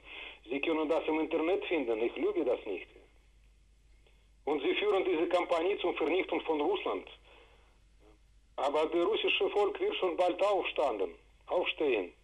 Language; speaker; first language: German; non-native, fluent; Russian